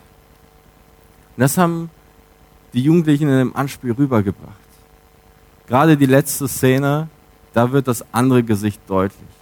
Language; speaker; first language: German; native; German